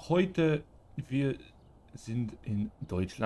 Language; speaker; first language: German; non-native, learner; English